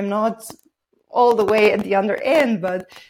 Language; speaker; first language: English; non-native, fluent; Romanian